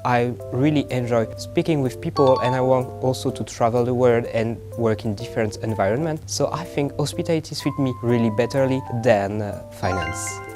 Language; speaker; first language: English; non-native, fluent; French